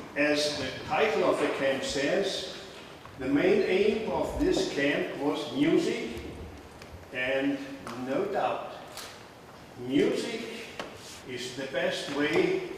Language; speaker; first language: English; non-native, fluent; German